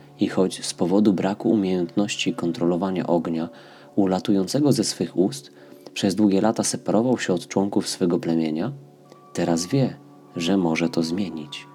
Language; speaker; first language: Polish; native; Polish